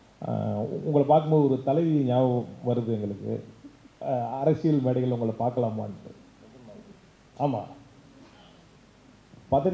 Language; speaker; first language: Tamil; native; Tamil